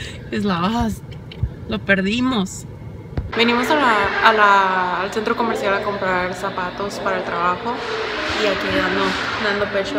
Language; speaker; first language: Spanish; early bilingual, heritage; Spanish